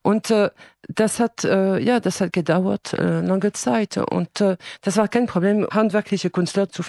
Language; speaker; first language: German; non-native, fluent; French